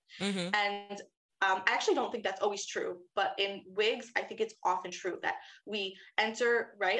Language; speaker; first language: English; native; English